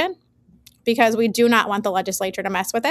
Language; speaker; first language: English; native; English